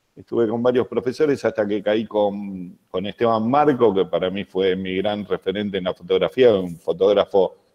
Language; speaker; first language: Spanish; native; Spanish